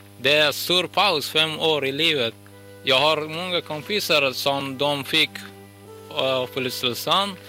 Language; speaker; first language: Swedish; non-native, learner; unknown